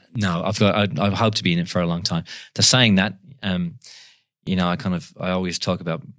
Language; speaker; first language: English; non-native, local second language; Irish